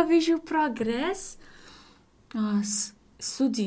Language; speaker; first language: Russian; non-native, learner; English